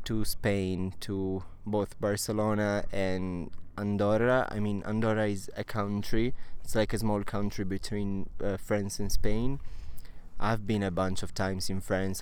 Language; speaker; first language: English; non-native, fluent; Italian